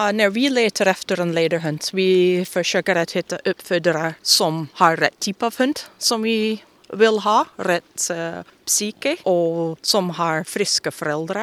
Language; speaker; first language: Swedish; non-native, fluent; English